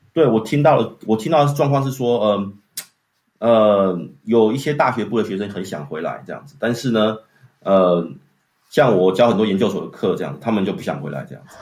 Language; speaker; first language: Chinese; native; Chinese